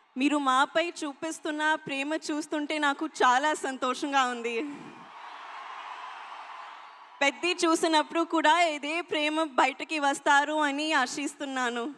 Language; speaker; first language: Telugu; non-native, learner; Hindi